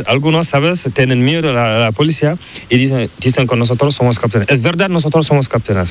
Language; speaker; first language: Spanish; non-native, learner; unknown